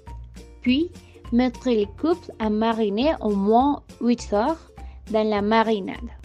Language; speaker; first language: French; non-native, learner; Spanish